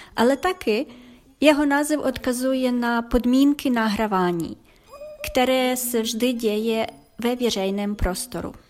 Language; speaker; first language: Czech; non-native, fluent; Ukrainian